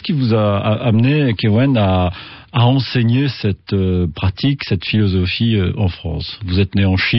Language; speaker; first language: French; native; French